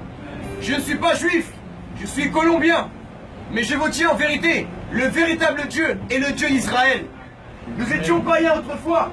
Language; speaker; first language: French; non-native, fluent; Spanish